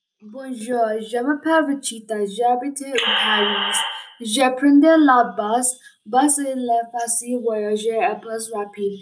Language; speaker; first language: French; non-native, learner; English